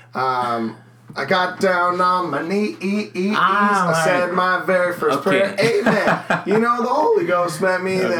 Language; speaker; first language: English; non-native, fluent; Portuguese